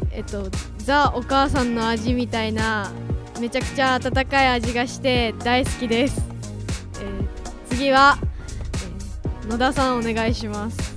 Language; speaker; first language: Japanese; native; Japanese